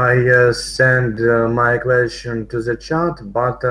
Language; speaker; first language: English; non-native, learner; Russian